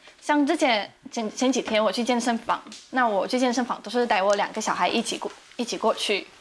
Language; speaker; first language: Chinese; non-native, fluent; Polish